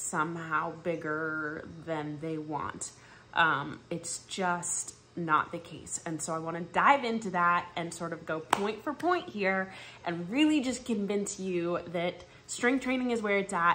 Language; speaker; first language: English; native; English